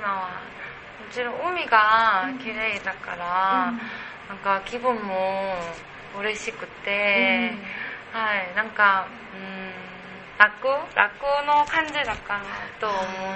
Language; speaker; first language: Japanese; non-native, learner; Korean